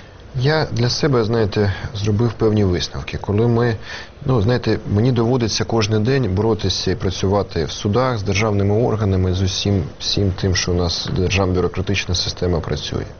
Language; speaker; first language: Ukrainian; native; Ukrainian